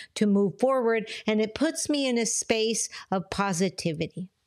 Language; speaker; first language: English; early bilingual, other home language; Spanish